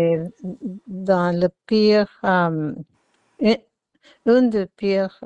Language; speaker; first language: French; non-native, learner; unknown